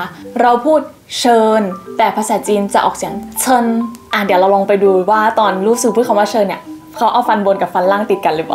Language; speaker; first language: Thai; native; Thai